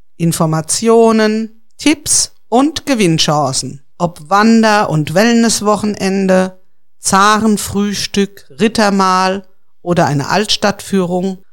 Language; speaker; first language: German; native; German